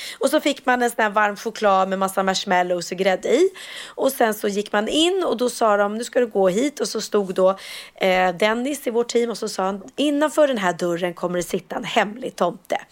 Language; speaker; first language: Swedish; native; Swedish